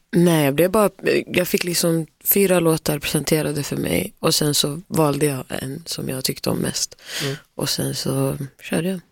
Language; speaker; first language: Swedish; early bilingual, other home language; Somali